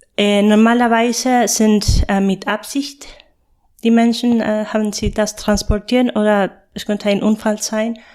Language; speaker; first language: German; non-native, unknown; Spanish